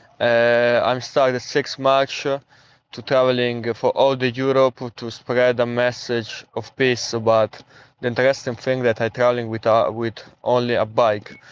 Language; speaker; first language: English; non-native, learner; Russian